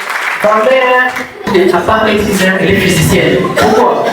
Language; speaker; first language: French; non-native, local second language; Swahili